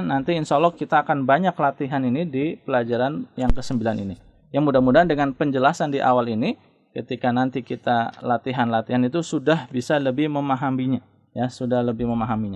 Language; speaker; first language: Indonesian; native; Indonesian